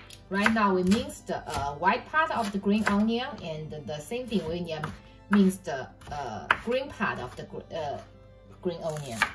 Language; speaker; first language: English; non-native, learner; Chinese